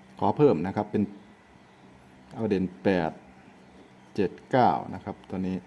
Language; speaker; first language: Thai; native; Thai